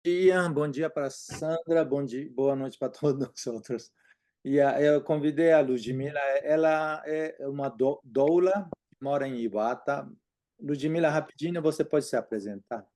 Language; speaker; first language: Portuguese; non-native, fluent; Japanese